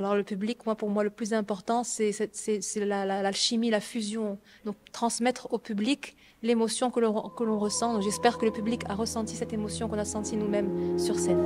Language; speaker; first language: French; non-native, local second language; Arabic